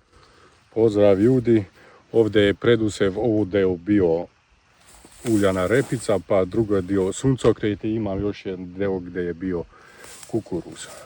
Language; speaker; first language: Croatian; non-native, local second language; Hungarian